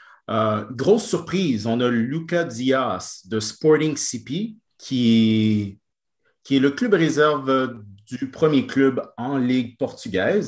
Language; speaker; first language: French; native; French